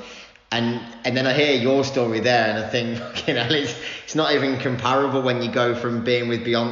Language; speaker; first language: English; native; English